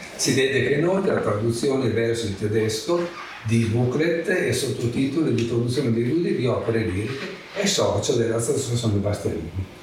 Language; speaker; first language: Italian; native; Italian